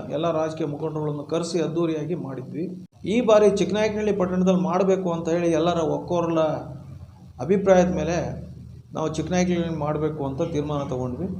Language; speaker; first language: Kannada; non-native, local second language; Lambadi